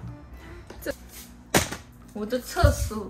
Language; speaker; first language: Chinese; non-native, fluent; Korean